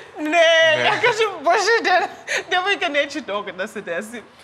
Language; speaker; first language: Croatian; non-native, learner; Zulu